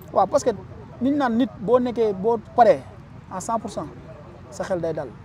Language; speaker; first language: Wolof; native; Wolof